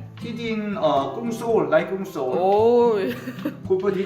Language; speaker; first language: Thai; non-native, learner; Korean